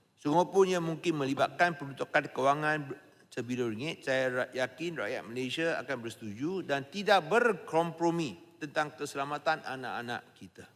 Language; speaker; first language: Malay; non-native, local second language; Chinese